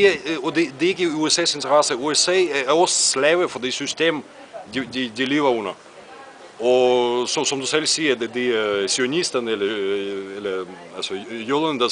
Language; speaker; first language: Danish; non-native, fluent; Russian